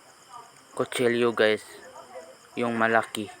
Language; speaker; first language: Filipino; non-native, local second language; Cebuano